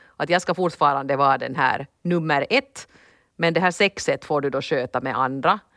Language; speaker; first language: Swedish; native; Swedish